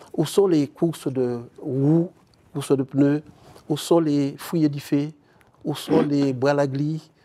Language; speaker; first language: French; native; French